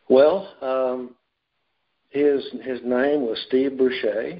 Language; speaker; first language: English; native; English